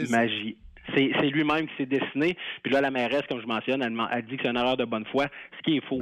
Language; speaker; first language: French; native; French